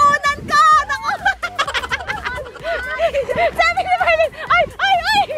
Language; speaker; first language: Filipino; native; Filipino